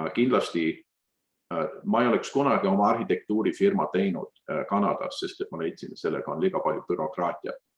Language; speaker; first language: Estonian; early bilingual, heritage; Estonian